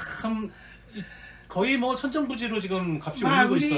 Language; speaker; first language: Korean; native; Korean